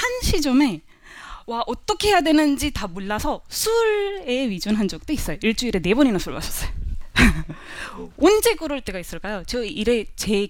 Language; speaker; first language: Korean; non-native, fluent; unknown